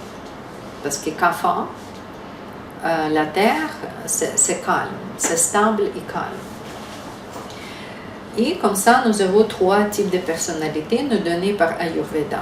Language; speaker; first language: French; non-native, fluent; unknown